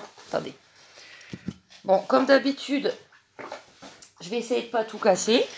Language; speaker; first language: French; native; French